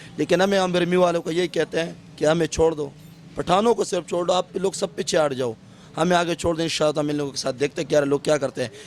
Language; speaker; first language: Urdu; non-native, local second language; Pashto